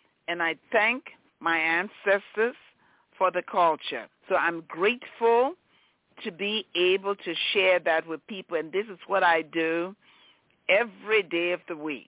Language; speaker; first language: English; native; English